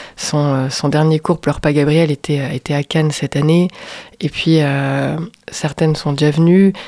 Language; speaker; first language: French; native; French